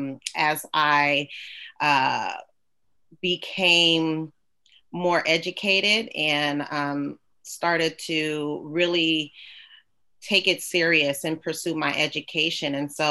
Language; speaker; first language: English; native; English